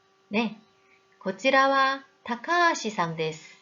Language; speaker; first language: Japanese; non-native, fluent; Korean